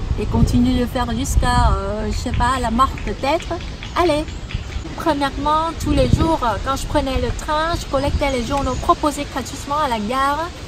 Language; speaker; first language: French; non-native, fluent; Vietnamese